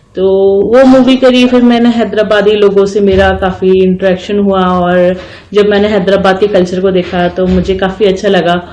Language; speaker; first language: Hindi; native; Hindi